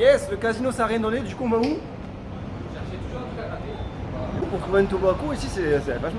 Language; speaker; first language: French; native; French